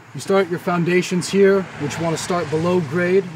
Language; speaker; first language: English; native; English